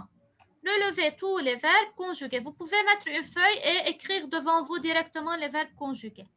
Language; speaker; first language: French; non-native, local second language; Arabic